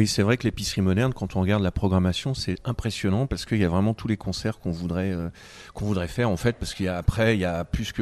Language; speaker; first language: French; native; French